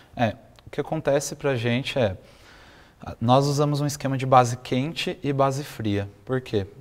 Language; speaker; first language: Portuguese; native; Portuguese